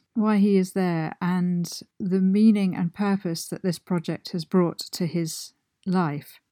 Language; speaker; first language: English; native; English